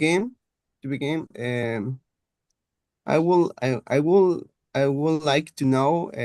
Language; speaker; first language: English; non-native, learner; Spanish